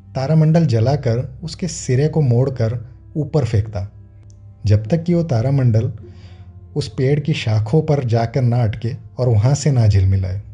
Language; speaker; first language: Hindi; non-native, local second language; Gujarati